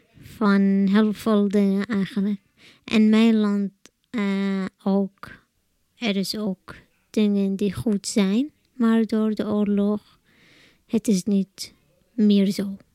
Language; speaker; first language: Dutch; non-native, learner; Arabic